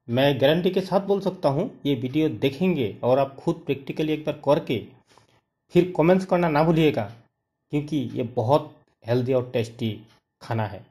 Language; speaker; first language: Hindi; non-native, local second language; Bangla